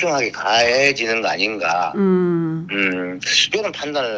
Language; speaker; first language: Korean; native; Korean